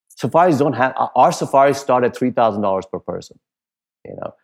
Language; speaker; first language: English; non-native, local second language; Punjabi